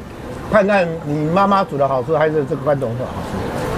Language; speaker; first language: Chinese; native; Chinese